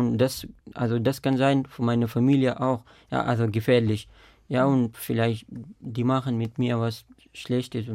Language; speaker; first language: German; non-native, fluent; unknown